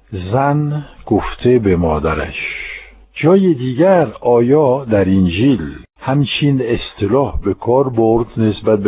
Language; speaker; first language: Persian; non-native, fluent; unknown